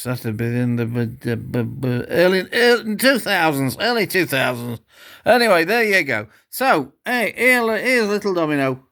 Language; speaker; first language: English; native; English